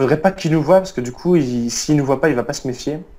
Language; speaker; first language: French; native; French